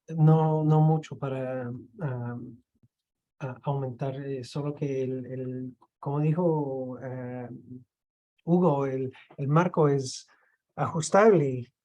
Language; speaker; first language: Spanish; non-native, fluent; English